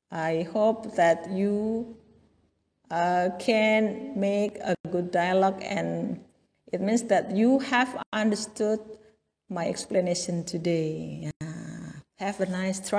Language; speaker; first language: English; non-native, learner; Indonesian